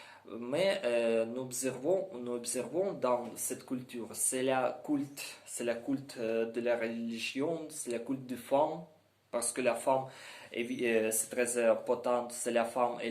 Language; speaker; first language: French; non-native, learner; Ukrainian